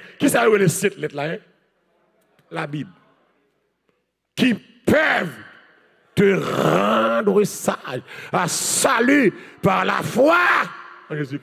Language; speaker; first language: French; non-native, learner; Haitian Creole